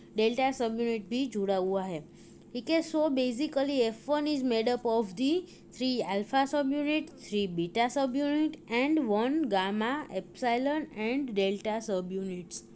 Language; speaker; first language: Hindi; non-native, local second language; Gujarati